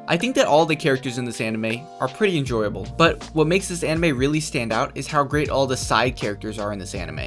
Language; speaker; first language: English; native; English